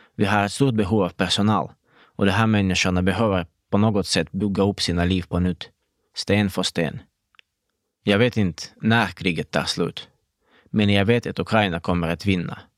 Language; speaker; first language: Swedish; non-native, fluent; Russian